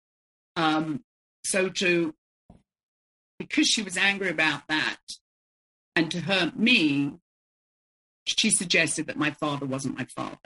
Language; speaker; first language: English; native; English